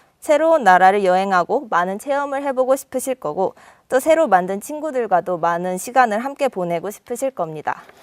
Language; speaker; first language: Korean; native; Korean